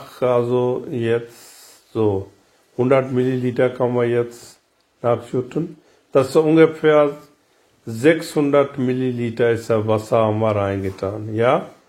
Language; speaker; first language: German; non-native, learner; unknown